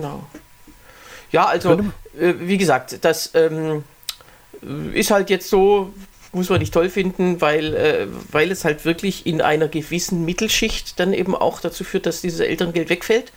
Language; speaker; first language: German; native; German